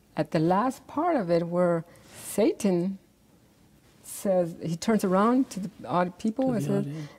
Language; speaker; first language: English; native; English